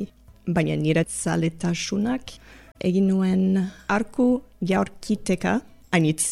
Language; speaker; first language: Basque; non-native, learner; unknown